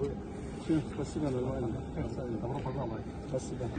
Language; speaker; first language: Russian; non-native, local second language; Kyrgyz